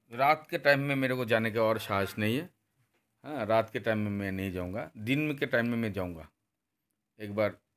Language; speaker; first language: Hindi; non-native, local second language; Bangla